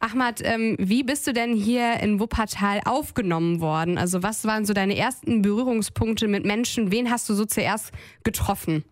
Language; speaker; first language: German; native; German